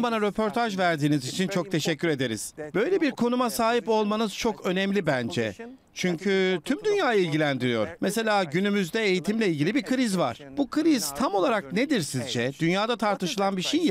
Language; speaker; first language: Turkish; native; Turkish